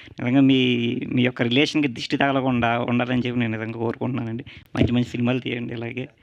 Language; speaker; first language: Telugu; native; Telugu